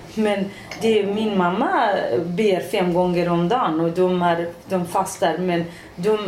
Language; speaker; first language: Swedish; non-native, fluent; Persian